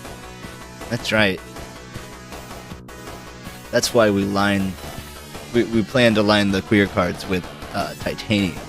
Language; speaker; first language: English; native; English